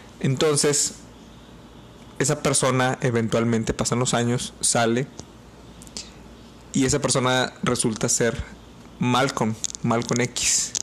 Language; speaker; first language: Spanish; native; Spanish